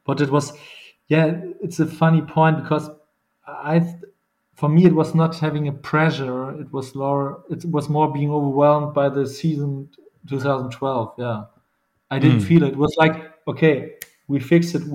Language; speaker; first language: English; non-native, fluent; German